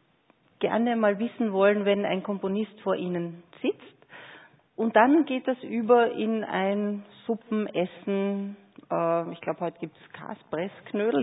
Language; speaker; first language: German; native; German